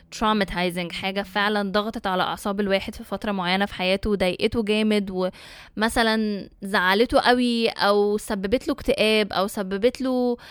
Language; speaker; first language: Arabic; early bilingual, heritage; Arabic